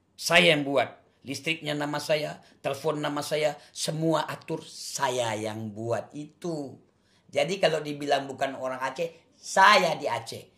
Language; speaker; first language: Indonesian; non-native, local second language; Achinese